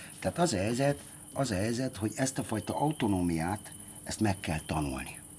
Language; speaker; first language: Hungarian; native; Hungarian